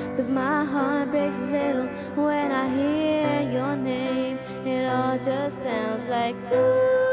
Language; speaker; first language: Spanish; early bilingual, heritage; Spanish